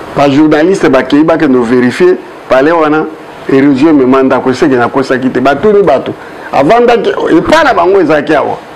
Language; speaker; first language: Lingala; native; Lingala